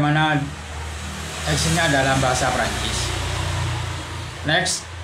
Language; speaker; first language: Indonesian; non-native, local second language; Madurese